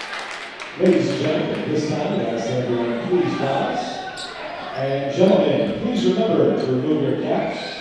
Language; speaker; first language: English; native; English